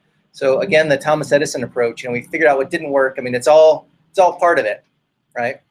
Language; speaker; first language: English; native; English